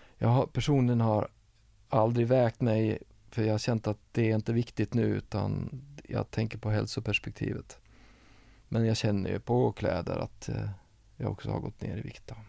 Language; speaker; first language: Swedish; native; Swedish